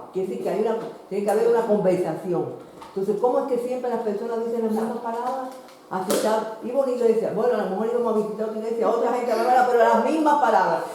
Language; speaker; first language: Spanish; native; Spanish